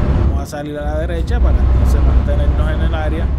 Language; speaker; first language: Spanish; native; Spanish